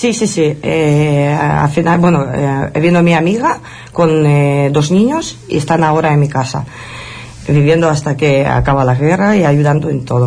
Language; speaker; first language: Spanish; non-native, fluent; Ukrainian